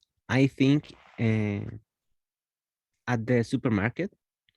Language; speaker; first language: English; non-native, learner; Spanish